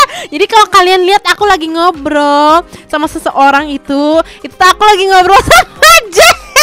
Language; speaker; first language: Indonesian; native; Indonesian